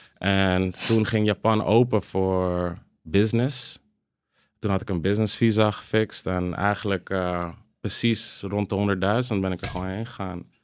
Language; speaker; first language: Dutch; early bilingual, other home language; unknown